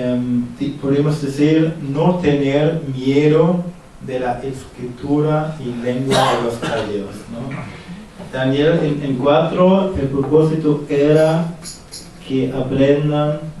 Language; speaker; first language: Spanish; non-native, fluent; German